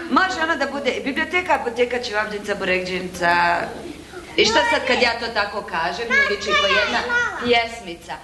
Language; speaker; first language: Serbian; native; Serbian